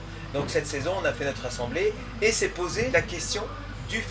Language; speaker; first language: French; native; French